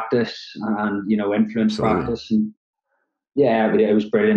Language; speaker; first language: English; native; English